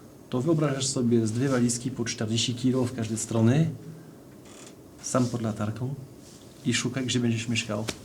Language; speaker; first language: Polish; non-native, fluent; French